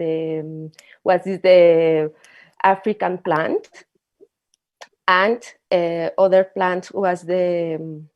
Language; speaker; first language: English; non-native, learner; Spanish